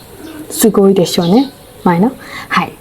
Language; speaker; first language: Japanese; non-native, learner; Burmese